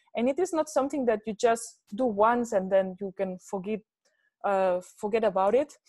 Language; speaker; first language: English; non-native, fluent; Spanish